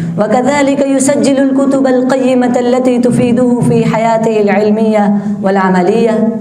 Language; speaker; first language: Arabic; non-native, learner; Urdu